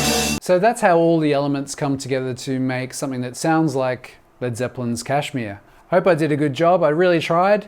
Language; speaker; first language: English; native; English